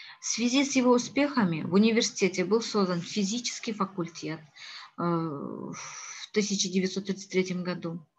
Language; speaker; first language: Russian; non-native, local second language; Kazakh